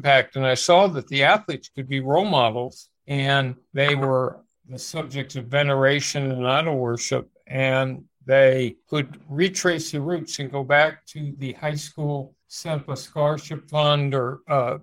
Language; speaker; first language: English; native; English